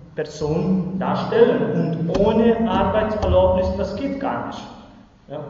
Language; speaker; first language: German; non-native, learner; Romany